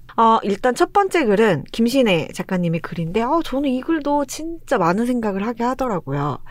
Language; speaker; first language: Korean; native; Korean